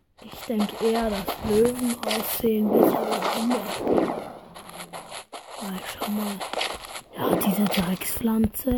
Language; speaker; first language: German; early bilingual, other home language; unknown